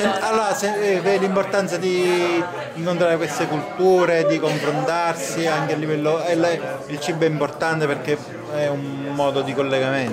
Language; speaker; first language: Italian; native; Italian